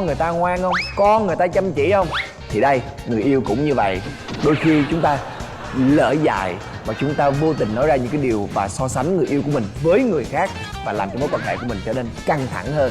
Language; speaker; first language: Vietnamese; native; Vietnamese